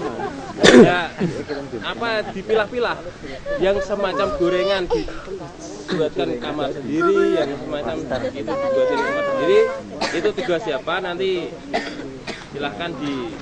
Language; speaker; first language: Indonesian; non-native, local second language; Javanese